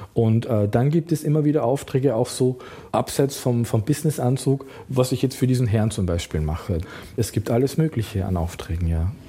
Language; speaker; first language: German; native; German